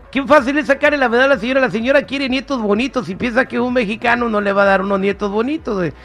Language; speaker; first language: Spanish; early bilingual, heritage; Spanish